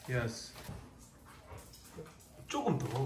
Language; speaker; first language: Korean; non-native, learner; French